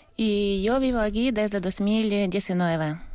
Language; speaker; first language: Spanish; non-native, learner; Ukrainian